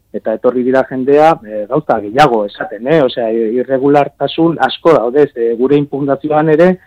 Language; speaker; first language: Basque; non-native, local second language; Spanish